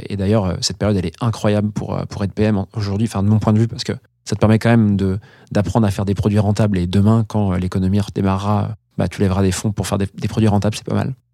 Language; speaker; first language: French; native; French